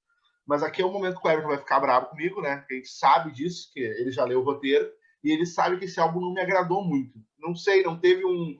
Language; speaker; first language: Portuguese; native; Portuguese